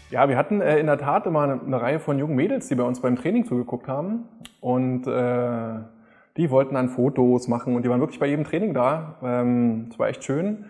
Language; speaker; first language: German; native; German